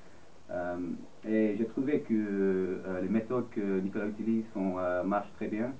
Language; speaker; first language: French; non-native, fluent; English